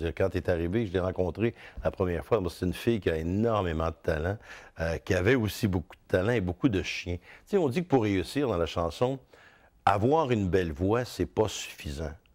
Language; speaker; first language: French; native; French